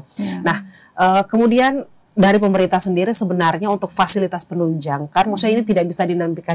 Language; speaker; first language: Indonesian; native; Indonesian